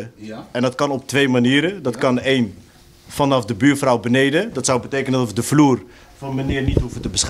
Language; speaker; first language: Dutch; native; Dutch